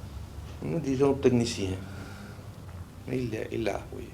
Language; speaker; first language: French; non-native, fluent; Spanish